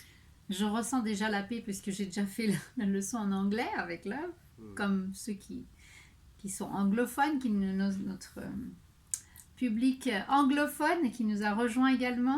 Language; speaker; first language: French; native; French